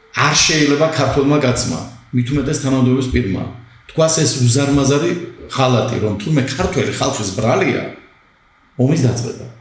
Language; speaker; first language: Georgian; native; Georgian